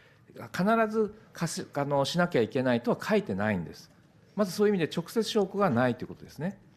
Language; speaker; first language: Japanese; native; Japanese